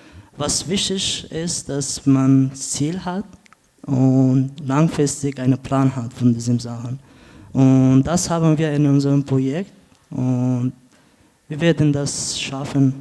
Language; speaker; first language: German; non-native, learner; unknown